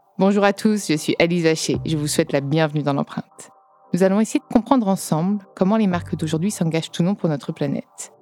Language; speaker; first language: French; native; French